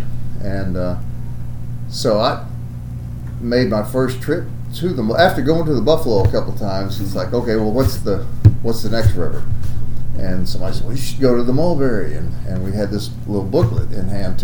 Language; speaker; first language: English; native; English